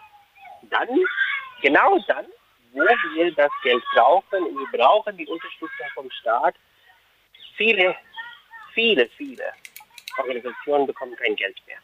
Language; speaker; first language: German; non-native, fluent; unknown